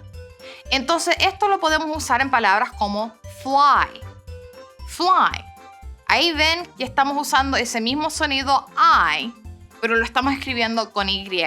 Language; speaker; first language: Spanish; non-native, fluent; English